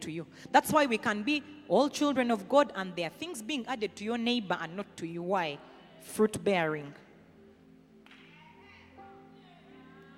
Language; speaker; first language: English; non-native, local second language; Nyankole